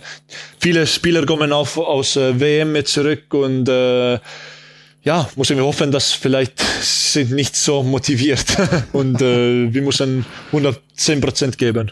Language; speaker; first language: German; non-native, learner; Estonian